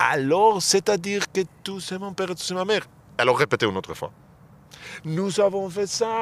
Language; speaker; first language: French; non-native, fluent; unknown